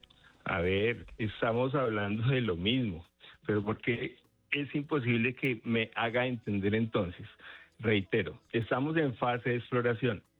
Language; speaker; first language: Spanish; native; Spanish